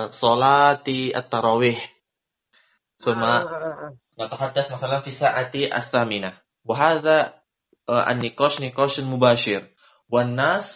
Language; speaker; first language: Arabic; non-native, learner; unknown